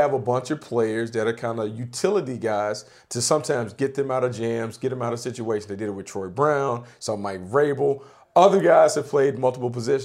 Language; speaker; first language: English; native; English